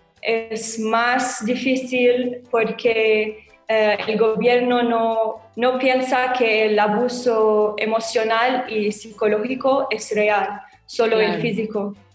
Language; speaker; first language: Spanish; non-native, learner; Arabic